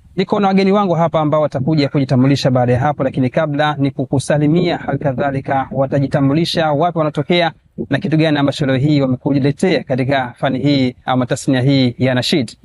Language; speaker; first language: Swahili; native; Swahili